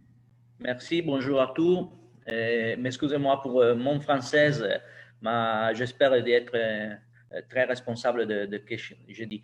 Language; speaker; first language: French; non-native, learner; Italian